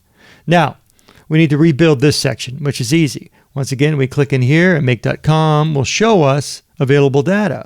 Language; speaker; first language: English; native; English